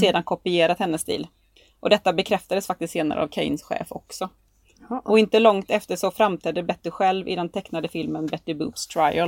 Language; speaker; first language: Swedish; native; Swedish